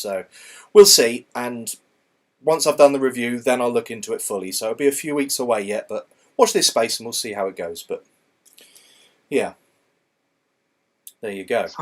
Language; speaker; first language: English; native; English